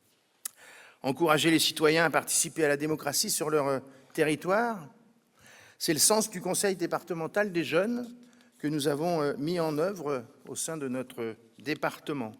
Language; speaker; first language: French; native; French